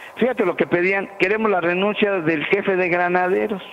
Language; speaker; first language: Spanish; native; Spanish